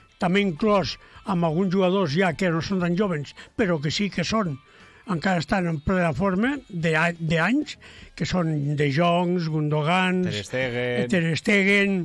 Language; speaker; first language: Catalan; native; Catalan